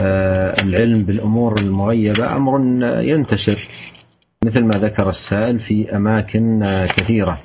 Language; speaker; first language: Arabic; native; Arabic